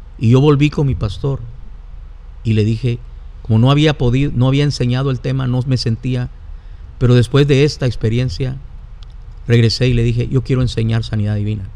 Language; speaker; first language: Spanish; native; Spanish